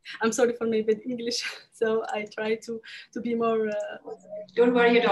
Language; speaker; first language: English; non-native, learner; French